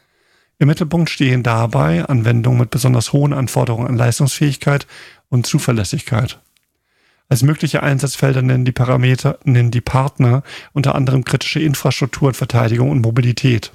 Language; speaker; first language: German; native; German